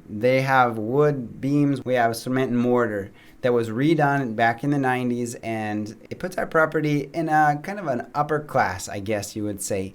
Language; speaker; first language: English; native; English